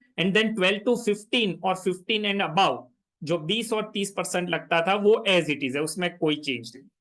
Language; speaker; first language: Hindi; non-native, local second language; Gujarati